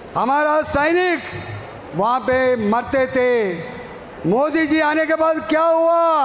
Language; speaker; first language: Hindi; non-native, local second language; Telugu